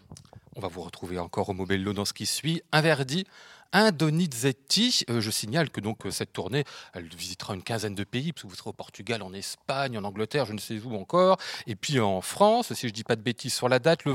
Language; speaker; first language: French; native; French